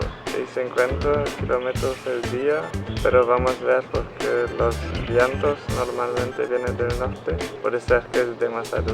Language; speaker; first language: Spanish; non-native, learner; Luxembourgish